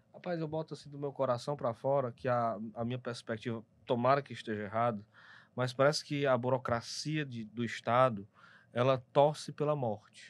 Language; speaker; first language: Portuguese; native; Portuguese